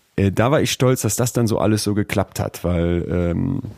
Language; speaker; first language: German; native; German